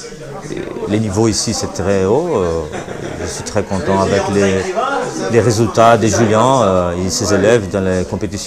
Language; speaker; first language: French; non-native, learner; Portuguese